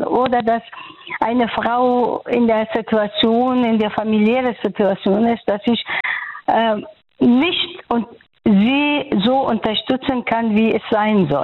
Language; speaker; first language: German; non-native, fluent; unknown